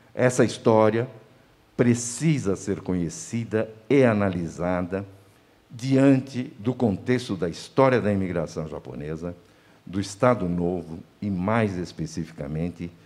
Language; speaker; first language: Portuguese; native; Portuguese